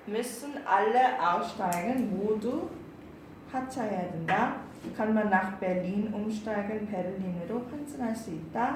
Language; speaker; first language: German; non-native, learner; Korean